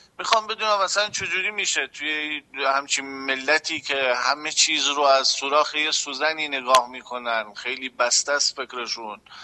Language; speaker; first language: Persian; non-native, local second language; Kurdish